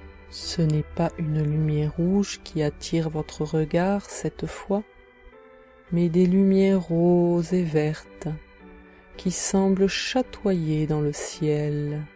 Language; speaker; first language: French; native; French